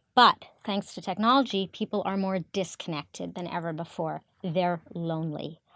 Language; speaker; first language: English; native; English